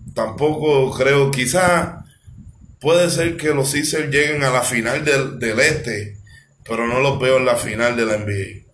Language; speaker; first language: Spanish; early bilingual, heritage; Spanish